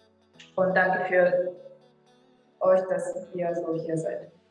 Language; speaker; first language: German; non-native, fluent; Japanese